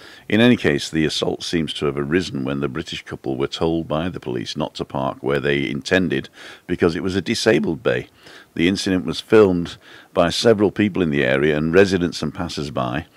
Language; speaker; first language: English; native; English